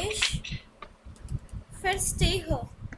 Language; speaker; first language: German; non-native, fluent; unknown